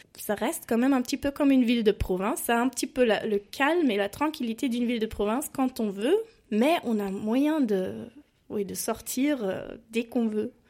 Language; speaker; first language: French; non-native, fluent; German